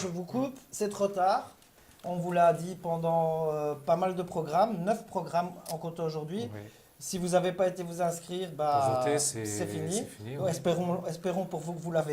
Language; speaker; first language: French; native; French